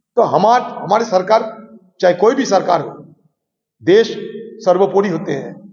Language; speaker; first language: Hindi; non-native, local second language; Bangla